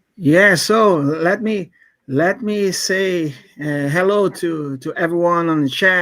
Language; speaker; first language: English; non-native, fluent; Portuguese